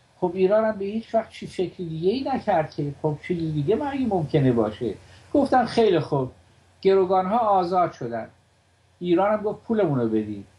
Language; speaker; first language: Persian; native; Persian